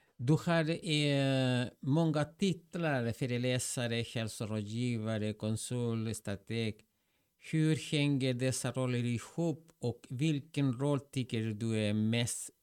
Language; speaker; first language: Swedish; non-native, fluent; Spanish